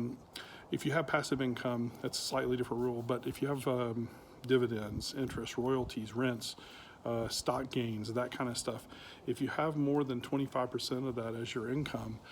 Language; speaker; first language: English; native; English